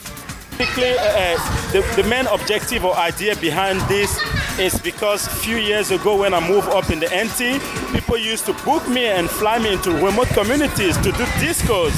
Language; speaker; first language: English; non-native, local second language; French